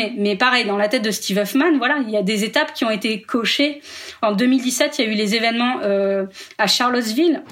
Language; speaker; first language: French; native; French